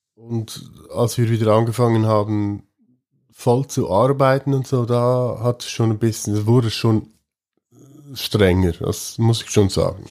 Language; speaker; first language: German; native; German